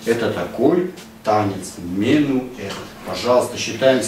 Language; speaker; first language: Russian; native; Russian